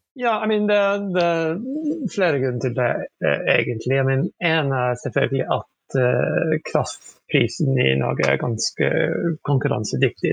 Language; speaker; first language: Norwegian; non-native, fluent; English